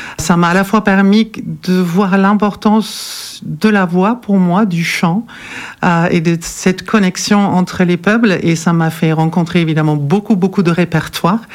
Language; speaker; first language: French; non-native, fluent; German